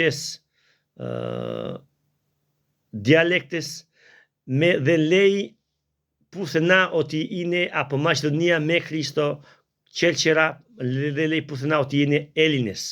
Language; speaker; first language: Greek; non-native, learner; Albanian